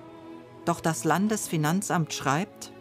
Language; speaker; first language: German; native; German